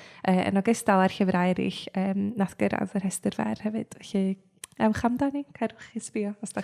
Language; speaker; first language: Welsh; native; Welsh